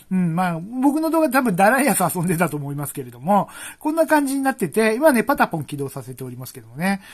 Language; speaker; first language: Japanese; native; Japanese